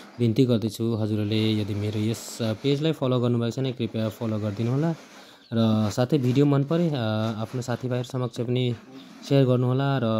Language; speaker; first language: Nepali; non-native, local second language; Limbu